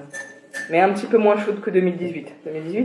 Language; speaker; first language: French; native; French